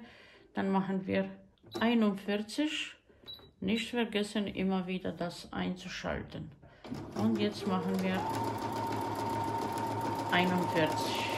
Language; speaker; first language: German; non-native, learner; Croatian